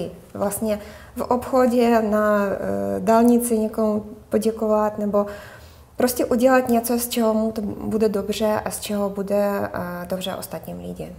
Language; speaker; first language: Czech; non-native, fluent; Russian